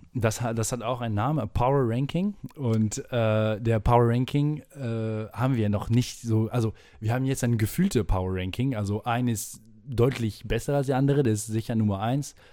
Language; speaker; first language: German; non-native, fluent; French